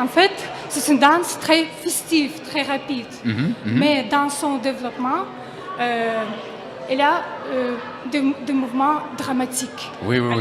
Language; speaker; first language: French; non-native, fluent; Russian